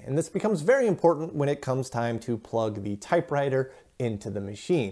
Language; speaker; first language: English; native; English